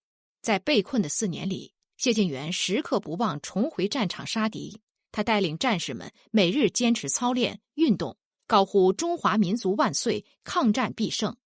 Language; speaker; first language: Chinese; native; Chinese